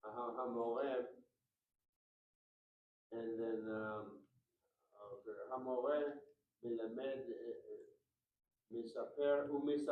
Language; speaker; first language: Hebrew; non-native, learner; English